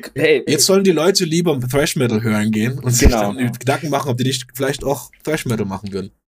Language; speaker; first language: German; non-native, fluent; Danish